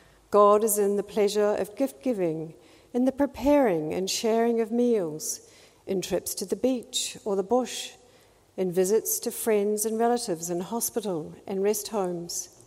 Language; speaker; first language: English; native; English